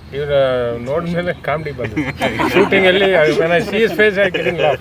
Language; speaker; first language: Kannada; non-native, learner; Telugu